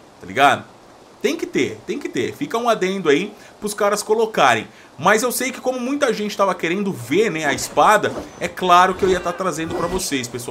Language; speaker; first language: Portuguese; native; Portuguese